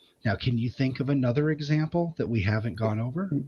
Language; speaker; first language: English; native; English